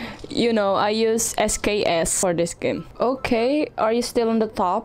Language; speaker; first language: English; non-native, learner; Indonesian